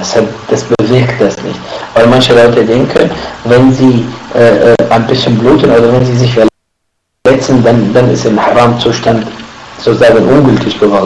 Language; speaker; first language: German; non-native, fluent; Arabic